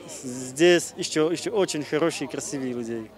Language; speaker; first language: Russian; non-native, learner; Slovak